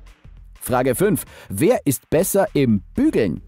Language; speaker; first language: German; native; German